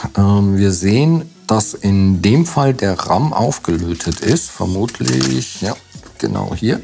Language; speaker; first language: German; native; German